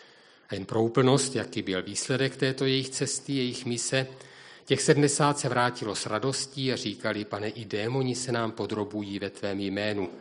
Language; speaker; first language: Czech; native; Czech